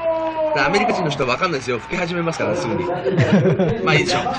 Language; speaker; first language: Japanese; native; Japanese